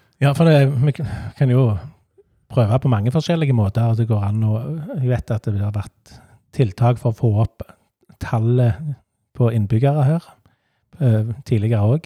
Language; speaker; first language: Norwegian; native; Norwegian